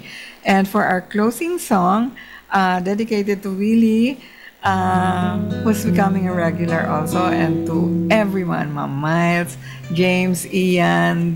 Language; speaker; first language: English; non-native, local second language; Filipino